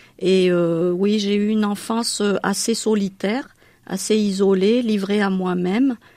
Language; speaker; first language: French; non-native, local second language; Malagasy